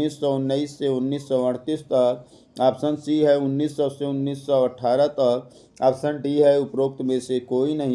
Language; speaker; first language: Hindi; native; Hindi